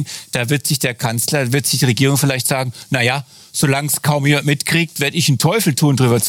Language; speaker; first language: German; native; German